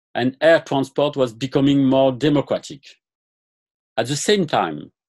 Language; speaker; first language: English; non-native, fluent; French